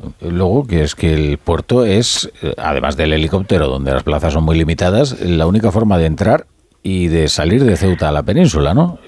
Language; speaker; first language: Spanish; native; Spanish